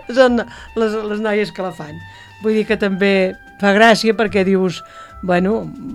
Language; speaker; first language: Catalan; native; Catalan